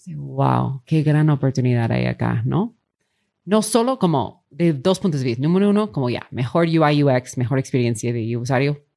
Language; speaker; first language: Spanish; non-native, fluent; English